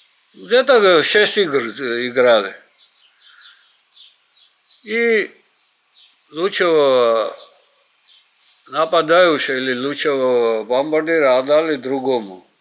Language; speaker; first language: Russian; non-native, learner; Georgian